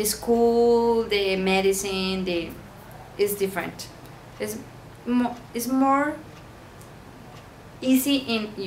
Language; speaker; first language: English; non-native, learner; Spanish